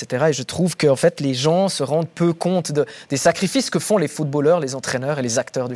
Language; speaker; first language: French; native; French